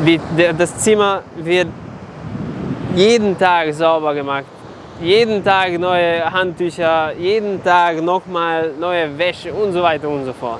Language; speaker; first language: German; non-native, fluent; Serbian